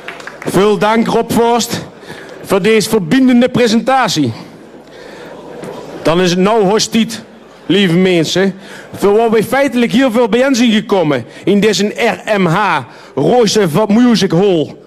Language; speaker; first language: Dutch; native; Dutch